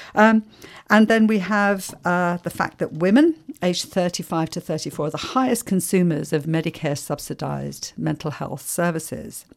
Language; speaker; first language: English; native; English